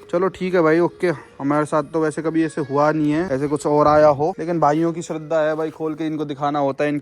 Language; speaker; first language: Hindi; native; Hindi